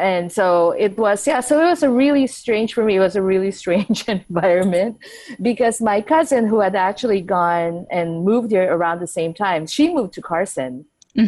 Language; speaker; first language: English; non-native, local second language; Filipino